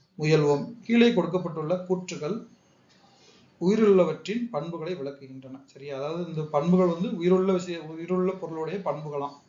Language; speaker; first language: Tamil; native; Tamil